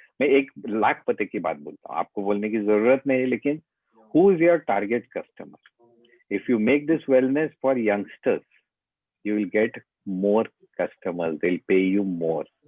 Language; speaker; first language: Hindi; non-native, local second language; Marathi